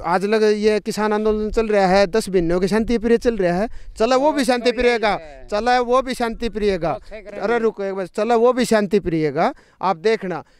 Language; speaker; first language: Hindi; native; Hindi